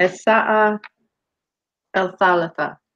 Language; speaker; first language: Arabic; non-native, learner; English